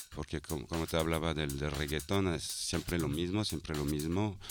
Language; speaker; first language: Spanish; non-native, fluent; French